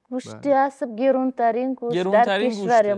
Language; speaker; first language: Persian; non-native, fluent; Kazakh